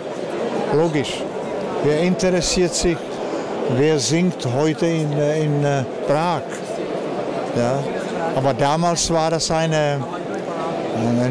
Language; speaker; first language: German; non-native, fluent; Czech